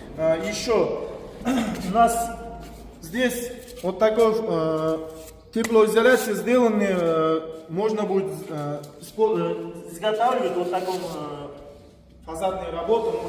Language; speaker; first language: Russian; non-native, learner; Uzbek